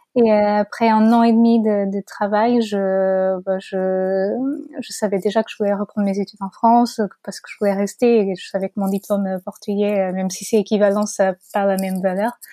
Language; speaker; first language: French; non-native, fluent; Portuguese